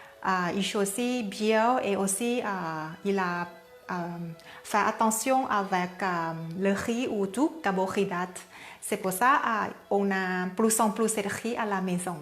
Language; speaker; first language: French; non-native, learner; Thai